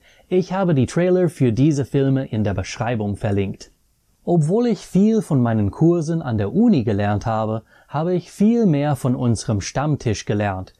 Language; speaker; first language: German; non-native, fluent; English